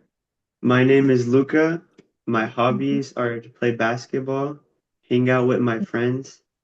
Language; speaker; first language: English; early bilingual, heritage; French